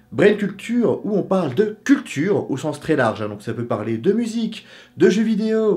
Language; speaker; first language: French; native; French